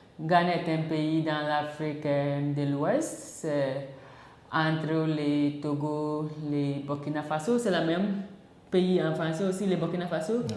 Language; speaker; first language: French; non-native, learner; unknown